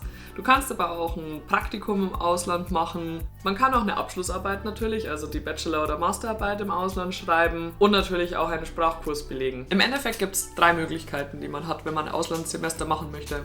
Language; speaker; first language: German; native; German